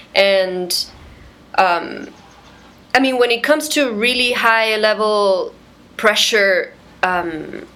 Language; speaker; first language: English; non-native, fluent; Spanish